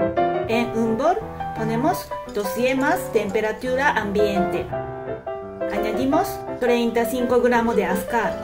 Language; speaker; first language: Spanish; non-native, learner; Japanese